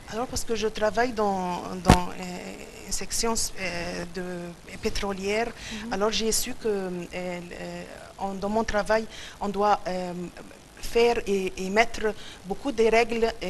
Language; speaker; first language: French; non-native, fluent; Arabic